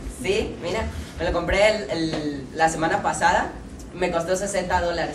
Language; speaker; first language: Spanish; early bilingual, heritage; Spanish